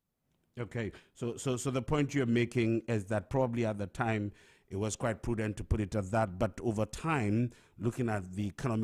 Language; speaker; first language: English; non-native, local second language; Akan